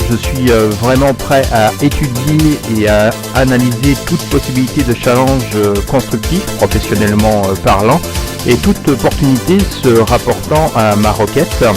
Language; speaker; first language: French; native; French